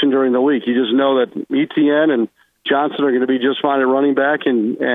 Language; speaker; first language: English; native; English